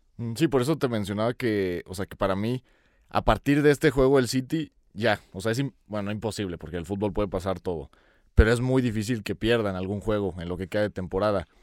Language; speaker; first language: Spanish; native; Spanish